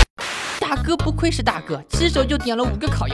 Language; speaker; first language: Chinese; native; Chinese